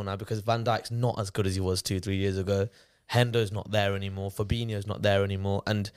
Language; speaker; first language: English; native; English